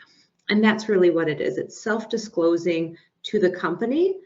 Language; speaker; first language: English; native; English